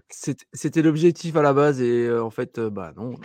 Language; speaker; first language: French; native; French